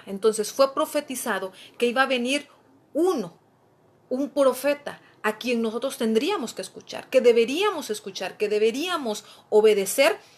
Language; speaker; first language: Spanish; native; Spanish